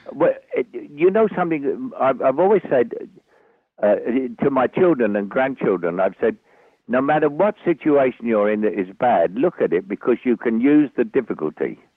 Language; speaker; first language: English; native; English